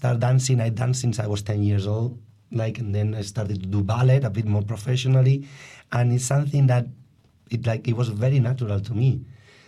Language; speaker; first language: English; non-native, fluent; Spanish